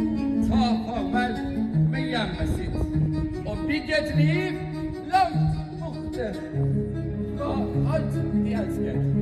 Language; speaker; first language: Norwegian; non-native, fluent; Persian